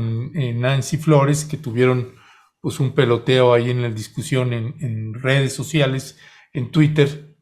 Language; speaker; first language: Spanish; native; Spanish